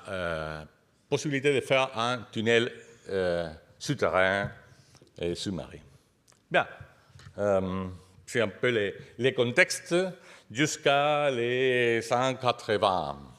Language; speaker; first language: French; non-native, fluent; Spanish